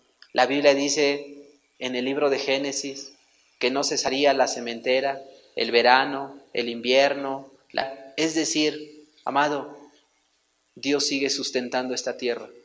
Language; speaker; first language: Spanish; native; Spanish